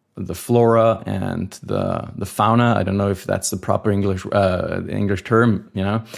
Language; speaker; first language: English; non-native, fluent; German